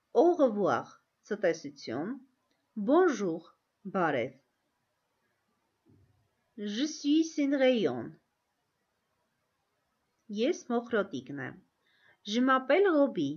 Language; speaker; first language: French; non-native, fluent; Armenian